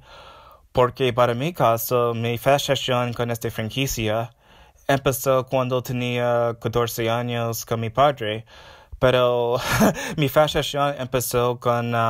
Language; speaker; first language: Spanish; non-native, learner; English